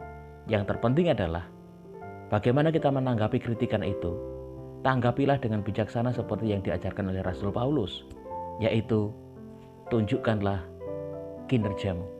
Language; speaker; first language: Indonesian; native; Indonesian